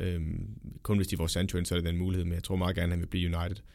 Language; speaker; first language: Danish; native; Danish